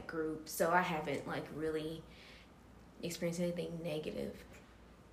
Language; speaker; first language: English; native; English